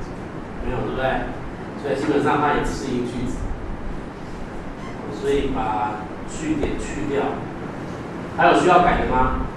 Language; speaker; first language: Chinese; native; Chinese